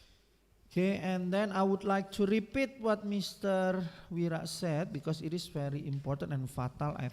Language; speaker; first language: English; non-native, fluent; Indonesian